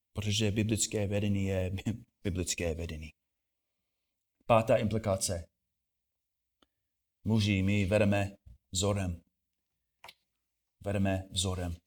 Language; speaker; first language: Czech; non-native, fluent; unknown